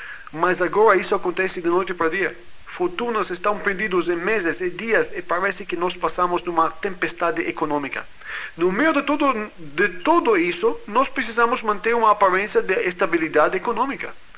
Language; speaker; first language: Portuguese; non-native, fluent; English